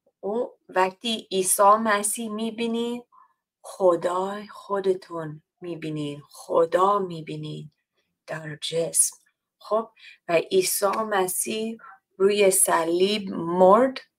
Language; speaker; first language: Persian; non-native, fluent; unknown